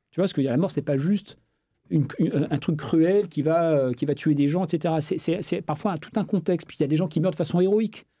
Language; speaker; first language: French; native; French